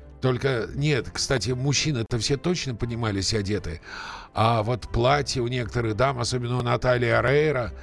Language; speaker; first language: Russian; native; Russian